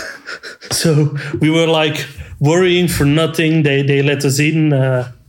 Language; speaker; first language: English; non-native, fluent; Dutch